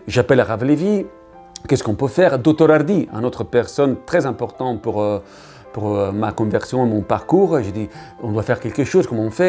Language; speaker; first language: French; non-native, learner; Italian